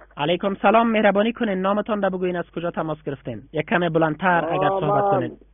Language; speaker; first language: Persian; native; Persian